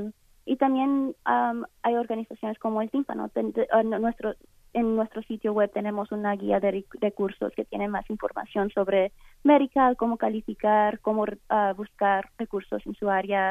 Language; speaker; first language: Spanish; early bilingual, heritage; Spanish